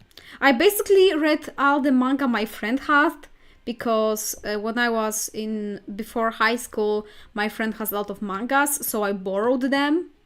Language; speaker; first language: English; non-native, fluent; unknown